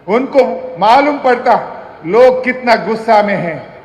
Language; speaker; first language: Hindi; non-native, local second language; Telugu